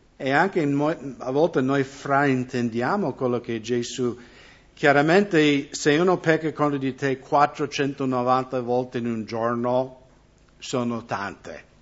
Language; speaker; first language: Italian; non-native, fluent; English